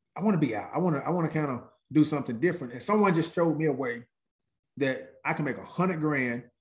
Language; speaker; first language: English; native; English